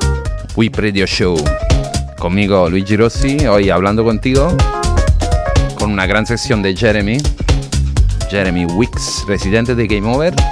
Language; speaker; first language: Spanish; non-native, fluent; Italian